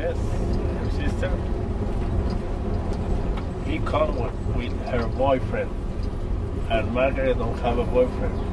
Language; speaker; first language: English; non-native, learner; Spanish